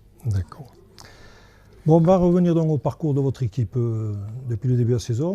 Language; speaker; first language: French; native; French